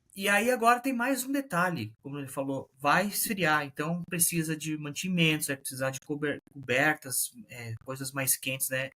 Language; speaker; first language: Portuguese; native; Portuguese